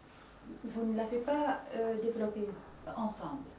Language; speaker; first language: French; non-native, fluent; Dutch